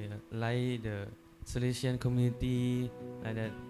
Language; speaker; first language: English; non-native, learner; Thai